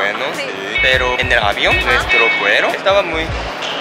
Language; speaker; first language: Spanish; non-native, learner; Japanese